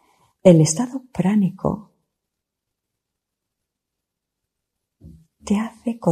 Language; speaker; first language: Spanish; non-native, fluent; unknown